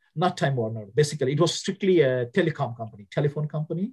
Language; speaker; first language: English; non-native, local second language; Telugu